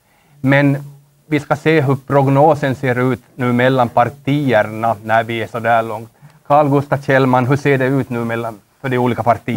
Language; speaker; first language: Swedish; native; Swedish